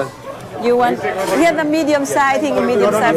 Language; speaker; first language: English; non-native, learner; Vietnamese